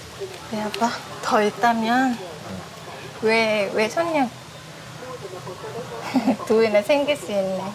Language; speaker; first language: Korean; non-native, fluent; Vietnamese